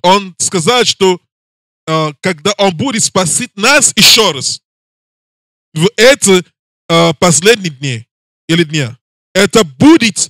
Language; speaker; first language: Russian; non-native, learner; English